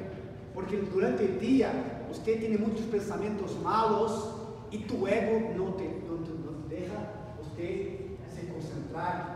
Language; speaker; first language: Spanish; non-native, learner; Portuguese